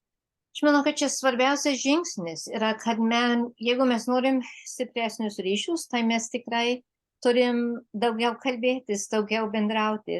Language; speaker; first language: Lithuanian; early bilingual, heritage; Lithuanian